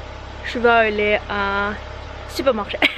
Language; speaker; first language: French; non-native, learner; Russian